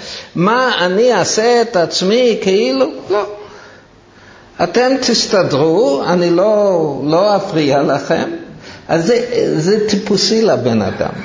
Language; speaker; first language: Hebrew; non-native, fluent; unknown